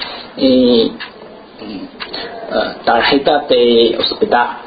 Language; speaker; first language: Spanish; non-native, learner; Chinese